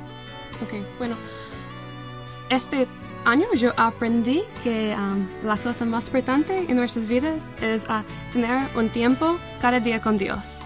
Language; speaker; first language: Spanish; non-native, learner; English